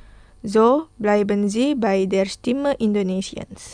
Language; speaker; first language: German; non-native, fluent; Indonesian